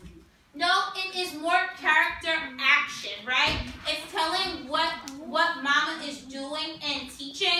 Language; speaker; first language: English; native; English